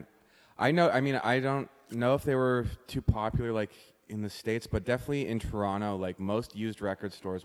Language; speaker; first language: English; native; English